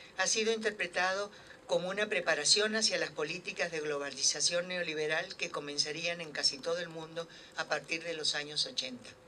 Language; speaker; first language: Spanish; native; Spanish